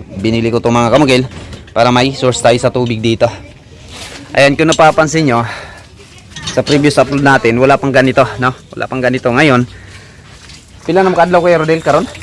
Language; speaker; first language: Filipino; non-native, local second language; Cebuano